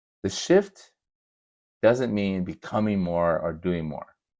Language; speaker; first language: English; native; English